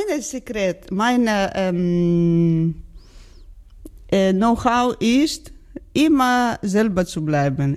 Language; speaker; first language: German; non-native, learner; Georgian